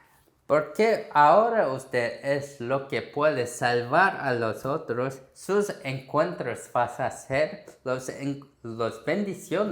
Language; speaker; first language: Spanish; non-native, fluent; Korean